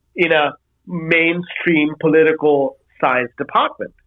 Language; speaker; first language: English; non-native, local second language; Bangla